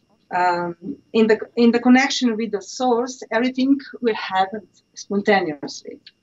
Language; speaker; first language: English; non-native, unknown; Slovenian